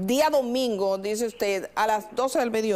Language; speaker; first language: Spanish; native; Spanish